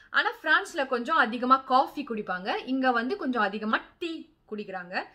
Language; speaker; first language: Tamil; early bilingual, heritage; Tamil